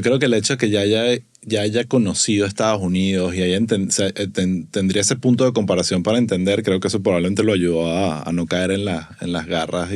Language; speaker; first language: Spanish; native; Spanish